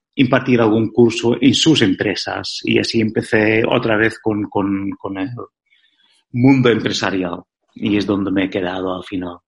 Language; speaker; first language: Spanish; non-native, fluent; Dutch